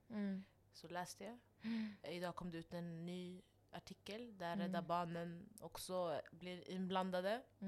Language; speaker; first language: Swedish; non-native, local second language; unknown